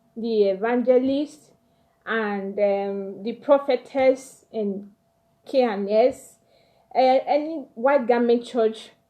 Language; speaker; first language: English; non-native, local second language; Yoruba